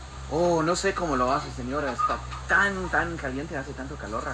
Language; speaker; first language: Spanish; non-native, fluent; English